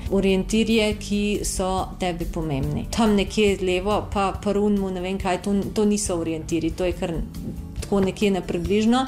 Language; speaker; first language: Slovenian; native; Slovenian